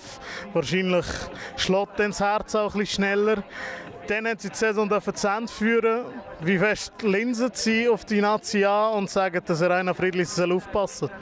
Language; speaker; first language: German; native; German